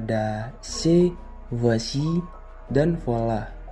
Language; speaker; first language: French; non-native, learner; Indonesian